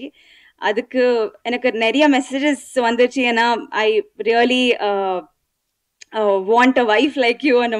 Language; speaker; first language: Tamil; non-native, learner; Telugu